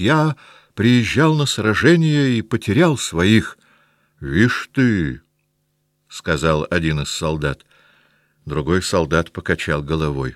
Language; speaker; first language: Russian; native; Russian